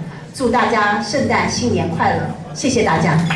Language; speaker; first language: Chinese; native; Chinese